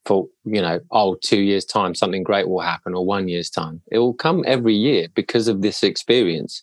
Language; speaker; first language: English; native; English